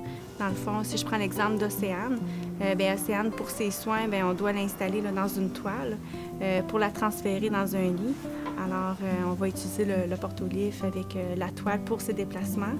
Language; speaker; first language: French; native; French